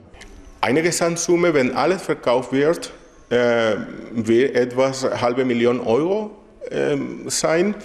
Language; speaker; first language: German; non-native, learner; Spanish